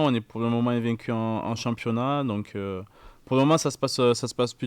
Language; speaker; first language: French; native; French